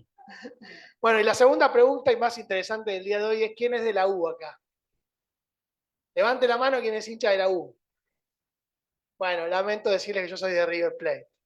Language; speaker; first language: Spanish; native; Spanish